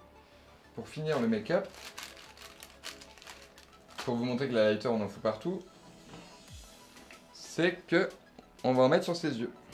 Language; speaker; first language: French; native; French